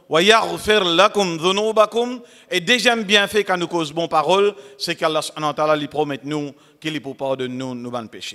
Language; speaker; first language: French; non-native, local second language; Morisyen